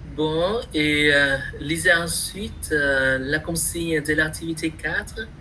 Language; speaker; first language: French; non-native, fluent; Vietnamese